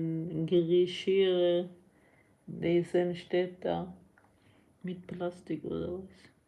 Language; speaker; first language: German; non-native, learner; Persian